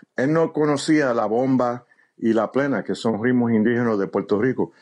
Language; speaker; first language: Spanish; early bilingual, heritage; Spanish